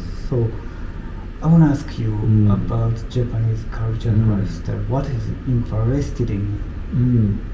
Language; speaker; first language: English; non-native, learner; Japanese